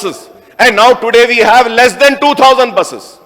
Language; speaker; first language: English; non-native, local second language; Urdu